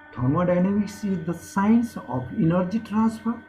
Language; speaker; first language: English; non-native, local second language; Nepali